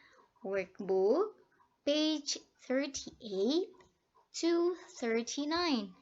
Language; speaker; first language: English; non-native, fluent; Indonesian